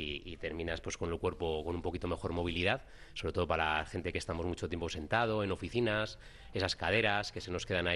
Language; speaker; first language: Spanish; native; Spanish